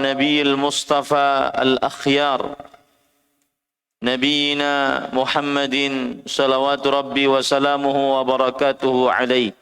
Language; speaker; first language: Arabic; non-native, fluent; Indonesian